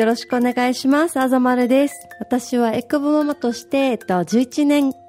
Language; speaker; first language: Japanese; native; Japanese